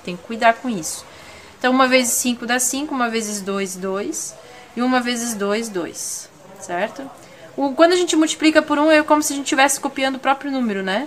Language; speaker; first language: Portuguese; native; Portuguese